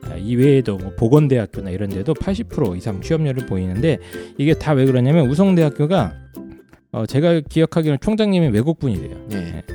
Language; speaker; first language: Korean; native; Korean